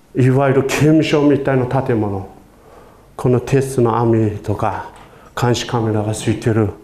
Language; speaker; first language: Japanese; non-native, fluent; Chinese